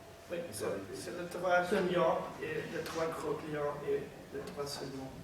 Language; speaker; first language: French; non-native, learner; Dutch